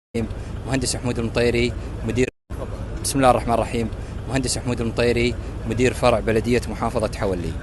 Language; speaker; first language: Arabic; native; Arabic